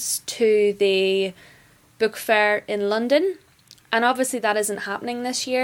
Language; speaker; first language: English; native; English